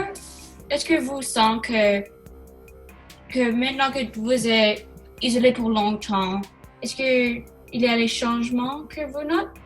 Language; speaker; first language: French; non-native, learner; English